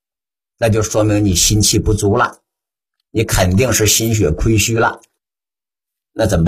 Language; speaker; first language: Chinese; native; Chinese